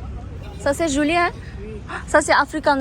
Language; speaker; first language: French; non-native, learner; Kazakh